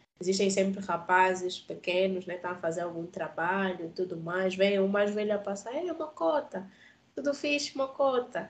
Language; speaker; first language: Portuguese; native; Portuguese